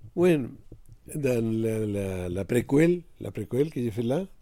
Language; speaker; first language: French; non-native, fluent; Spanish